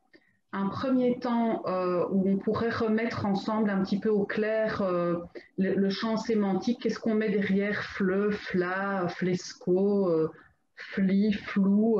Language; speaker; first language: French; native; French